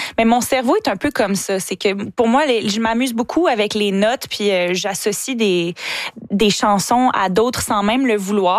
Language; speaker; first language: French; native; French